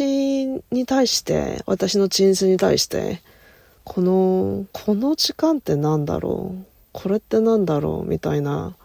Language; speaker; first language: Japanese; non-native, learner; Korean